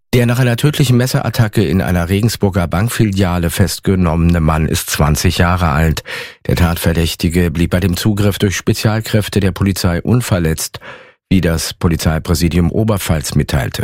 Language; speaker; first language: German; native; German